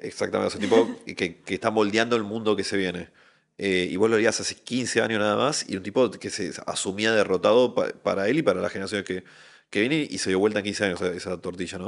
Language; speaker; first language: Spanish; native; Spanish